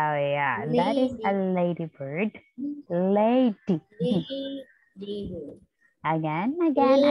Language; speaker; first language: English; non-native, fluent; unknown